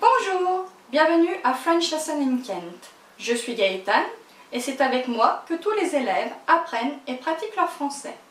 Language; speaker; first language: French; native; French